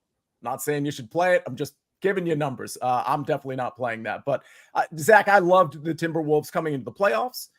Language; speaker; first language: English; native; English